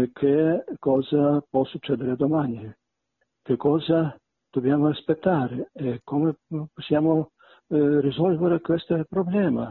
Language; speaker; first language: Italian; non-native, fluent; Belarusian